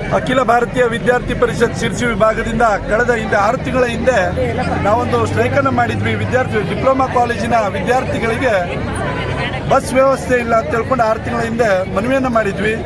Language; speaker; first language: Kannada; native; Kannada